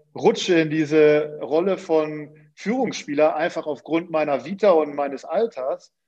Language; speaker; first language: German; native; German